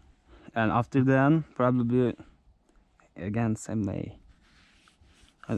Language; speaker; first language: English; non-native, learner; Turkish